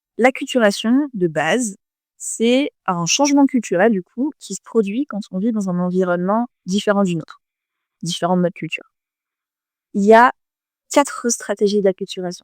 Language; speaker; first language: French; native; French